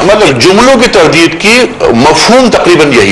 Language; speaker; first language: Urdu; native; Urdu